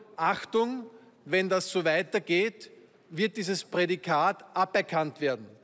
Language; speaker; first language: German; native; German